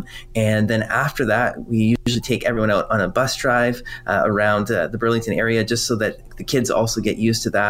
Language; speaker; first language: English; non-native, fluent; French